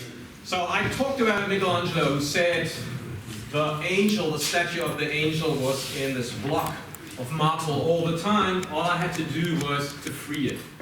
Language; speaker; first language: English; non-native, fluent; German